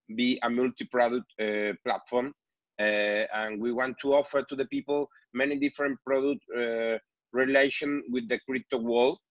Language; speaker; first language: English; non-native, learner; Spanish